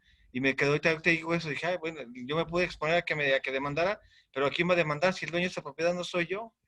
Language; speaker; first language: Spanish; native; Spanish